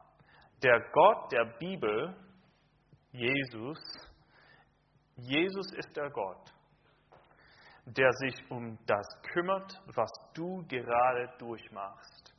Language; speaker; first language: German; non-native, fluent; English